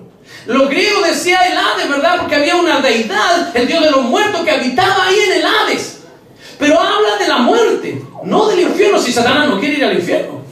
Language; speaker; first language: Spanish; native; Spanish